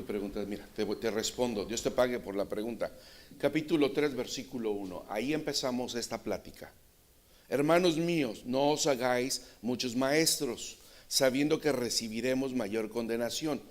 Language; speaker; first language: Spanish; native; Spanish